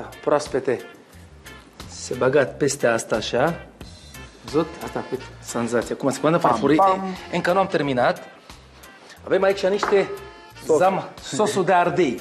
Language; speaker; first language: Romanian; non-native, learner; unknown